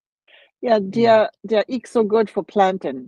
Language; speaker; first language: Danish; non-native, learner; English